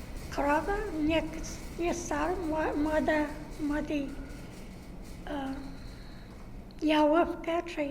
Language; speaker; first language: Polish; early bilingual, heritage; Polish